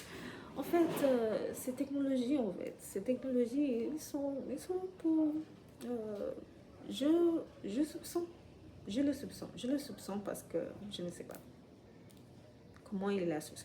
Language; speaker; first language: French; non-native, learner; English